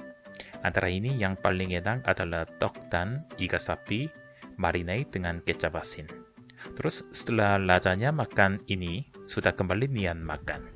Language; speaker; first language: Indonesian; non-native, fluent; Korean